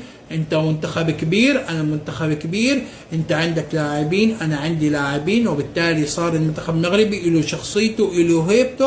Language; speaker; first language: Arabic; native; Arabic